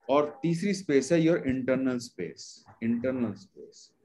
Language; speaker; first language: Hindi; native; Hindi